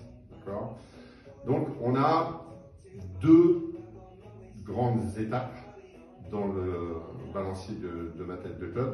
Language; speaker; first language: French; native; French